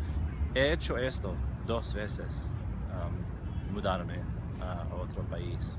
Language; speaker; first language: Spanish; non-native, fluent; English